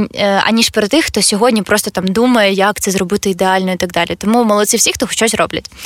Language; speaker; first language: Ukrainian; non-native, local second language; Russian